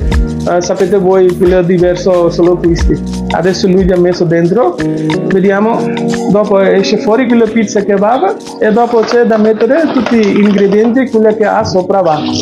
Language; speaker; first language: Italian; non-native, learner; Bangla